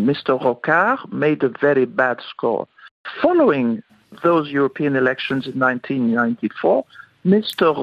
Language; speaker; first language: English; non-native, fluent; French